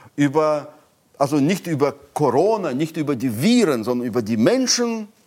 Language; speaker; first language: German; non-native, fluent; Russian